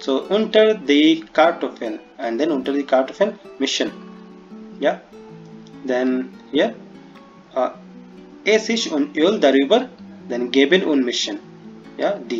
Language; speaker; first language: German; non-native, fluent; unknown